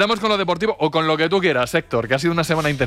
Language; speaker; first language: Spanish; native; Spanish